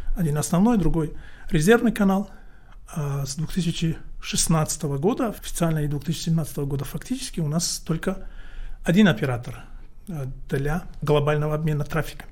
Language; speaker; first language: Russian; non-native, local second language; Tajik